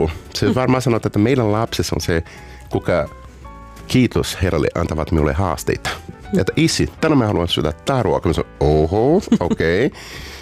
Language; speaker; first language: Finnish; non-native, fluent; Portuguese